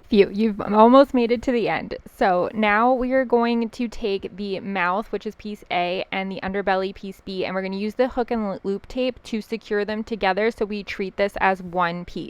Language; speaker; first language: English; native; English